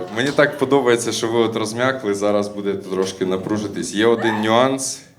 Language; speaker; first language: Ukrainian; native; Ukrainian